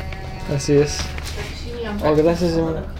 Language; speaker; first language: Spanish; early bilingual, other home language; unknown